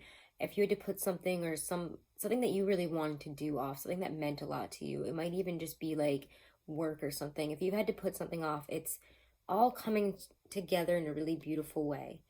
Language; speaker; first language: English; native; English